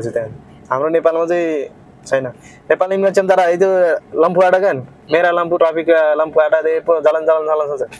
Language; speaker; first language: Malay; non-native, learner; Nepali